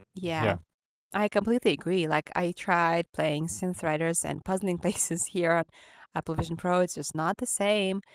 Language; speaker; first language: English; non-native, fluent; Ukrainian